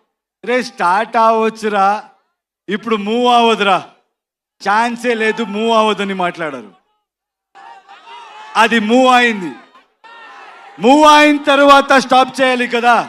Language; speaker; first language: Telugu; non-native, local second language; Kannada